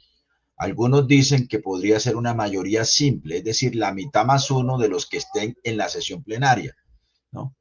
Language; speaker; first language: Spanish; native; Spanish